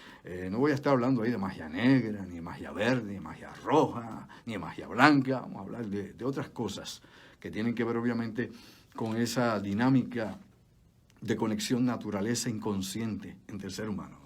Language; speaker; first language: Spanish; native; Spanish